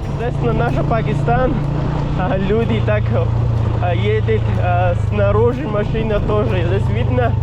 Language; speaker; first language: Russian; non-native, learner; Urdu